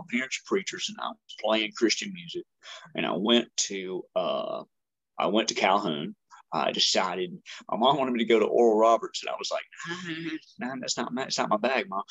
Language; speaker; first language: English; native; English